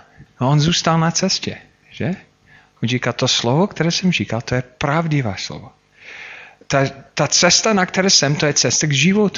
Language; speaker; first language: Czech; non-native, fluent; English